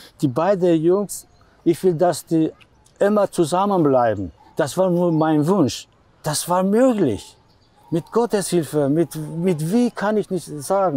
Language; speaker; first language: German; non-native, learner; Armenian